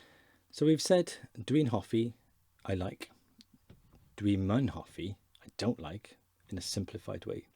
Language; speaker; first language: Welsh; non-native, learner; English